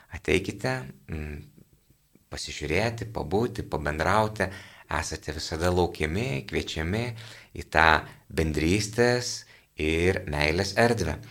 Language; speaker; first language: Lithuanian; native; Lithuanian